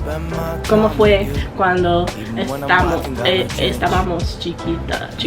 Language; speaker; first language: Spanish; non-native, learner; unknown